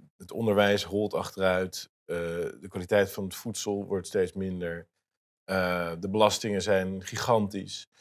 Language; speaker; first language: Dutch; native; Dutch